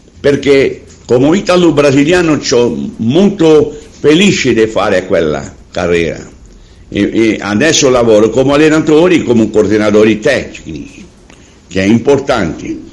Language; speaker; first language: Italian; non-native, learner; Portuguese